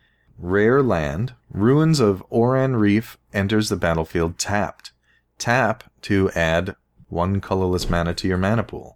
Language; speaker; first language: English; native; English